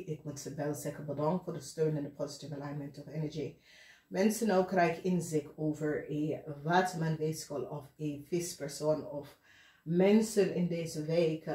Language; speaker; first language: Dutch; non-native, learner; English